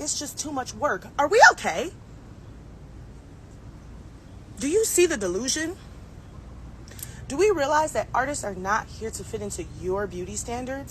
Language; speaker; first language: English; native; English